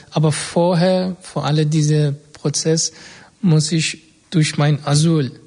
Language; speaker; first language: German; non-native, fluent; Persian